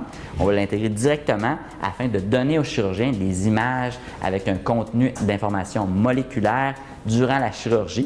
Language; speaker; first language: French; native; French